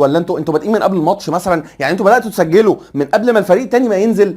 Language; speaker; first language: Arabic; native; Arabic